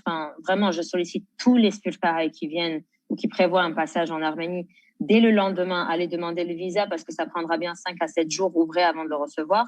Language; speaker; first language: French; native; French